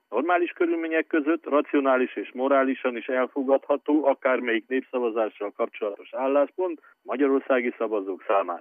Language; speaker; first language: Hungarian; native; Hungarian